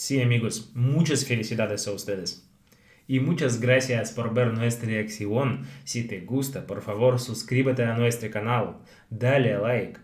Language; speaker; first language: Spanish; non-native, fluent; Russian